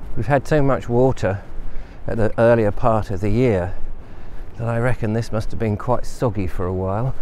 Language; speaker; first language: English; native; English